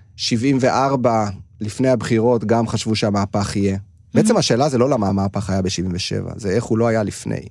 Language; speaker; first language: Hebrew; native; Hebrew